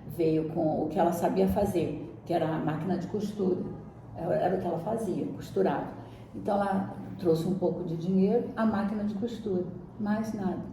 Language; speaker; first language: Portuguese; native; Portuguese